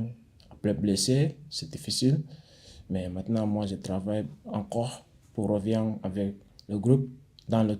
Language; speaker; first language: French; non-native, learner; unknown